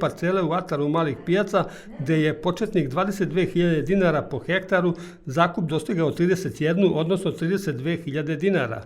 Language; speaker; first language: Serbian; native; Serbian